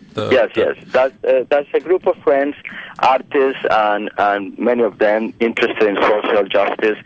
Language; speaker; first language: English; non-native, fluent; Spanish